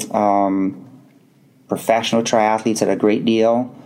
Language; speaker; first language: English; non-native, fluent; Portuguese